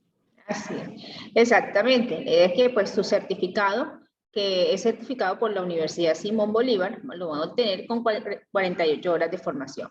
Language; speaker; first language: Spanish; native; Spanish